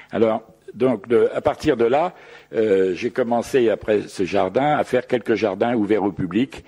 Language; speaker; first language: French; native; French